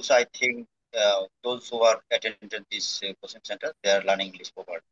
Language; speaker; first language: English; non-native, learner; Bangla